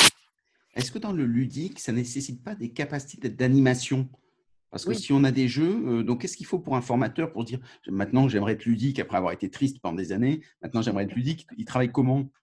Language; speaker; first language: French; native; French